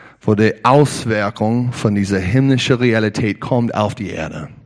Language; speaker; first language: German; non-native, learner; English